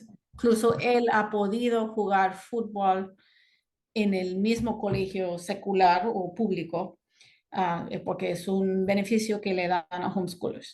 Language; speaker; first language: Spanish; non-native, fluent; English